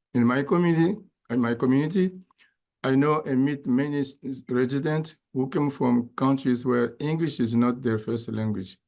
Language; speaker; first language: English; non-native, fluent; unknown